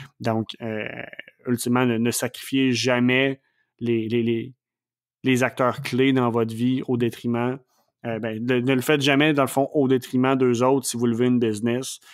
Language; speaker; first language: French; native; French